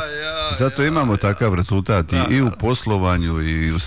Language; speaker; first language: Croatian; native; Croatian